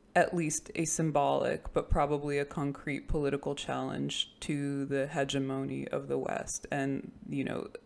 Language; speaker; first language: English; early bilingual, other home language; Russian